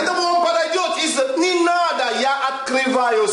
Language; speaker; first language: Russian; non-native, learner; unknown